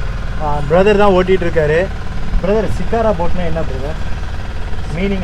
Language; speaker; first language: Tamil; native; Tamil